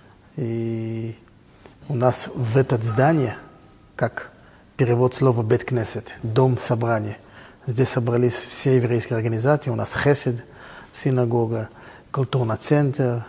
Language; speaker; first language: Russian; non-native, fluent; Hebrew